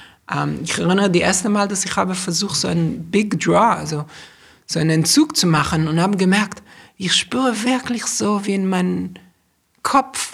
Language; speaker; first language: German; non-native, fluent; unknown